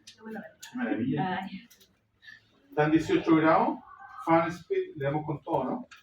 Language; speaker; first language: Spanish; native; Spanish